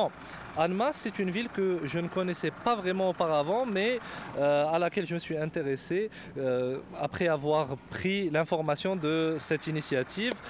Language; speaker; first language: French; non-native, local second language; Arabic